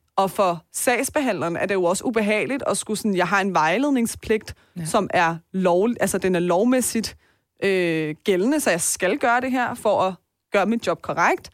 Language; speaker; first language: Danish; native; Danish